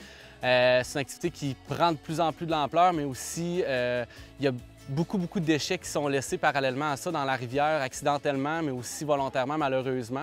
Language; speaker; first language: French; native; French